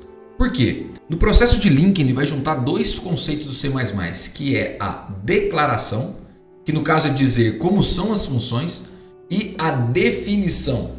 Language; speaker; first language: Portuguese; native; Portuguese